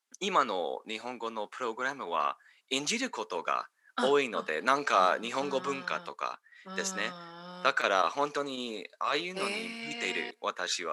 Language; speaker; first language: Japanese; non-native, learner; English